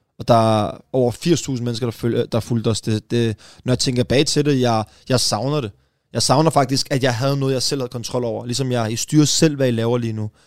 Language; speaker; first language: Danish; early bilingual, other home language; Persian